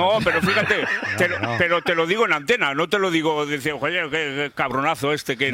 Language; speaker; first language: Spanish; native; Spanish